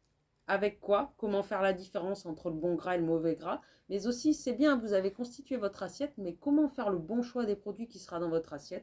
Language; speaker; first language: French; native; French